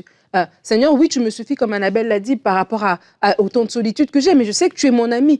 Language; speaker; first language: French; native; French